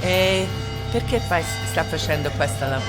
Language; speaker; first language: Italian; non-native, learner; English